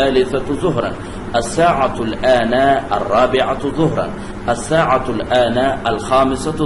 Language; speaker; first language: Arabic; non-native, fluent; Urdu